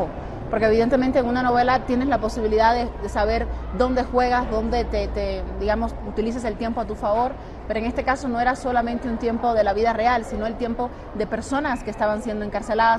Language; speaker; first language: Spanish; native; Spanish